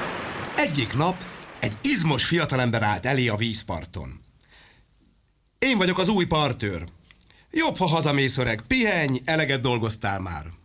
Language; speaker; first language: Hungarian; native; Hungarian